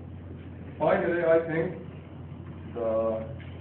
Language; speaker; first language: English; non-native, learner; Arabic